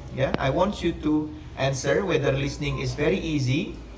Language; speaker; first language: English; non-native, fluent; Indonesian